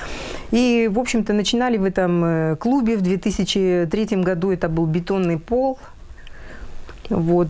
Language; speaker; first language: Russian; native; Russian